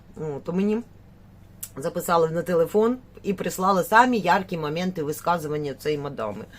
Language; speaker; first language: Ukrainian; native; Ukrainian